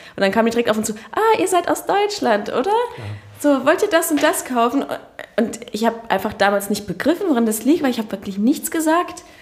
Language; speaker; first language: German; early bilingual, other home language; Turkish